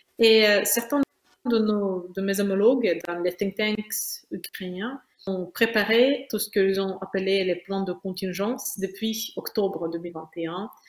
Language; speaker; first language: French; non-native, fluent; Ukrainian